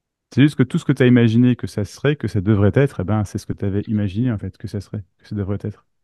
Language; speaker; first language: French; native; French